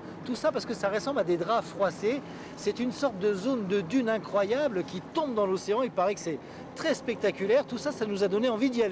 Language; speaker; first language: French; native; French